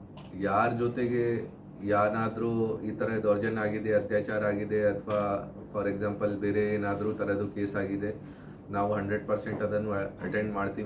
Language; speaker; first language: Kannada; non-native, local second language; Hindi